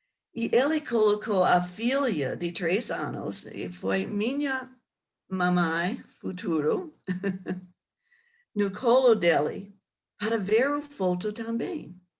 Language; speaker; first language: Portuguese; non-native, learner; English